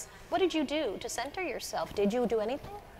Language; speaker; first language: English; native; English